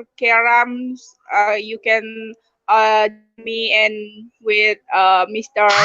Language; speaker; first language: English; non-native, learner; Indonesian